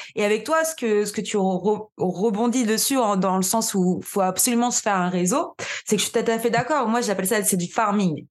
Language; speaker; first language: French; native; French